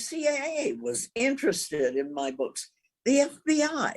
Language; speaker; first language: English; native; English